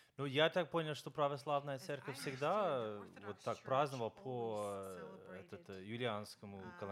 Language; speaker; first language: Russian; non-native, fluent; English